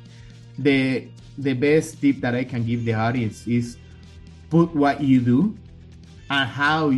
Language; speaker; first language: English; non-native, fluent; Spanish